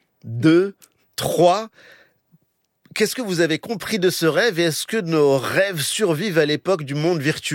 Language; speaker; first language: French; native; French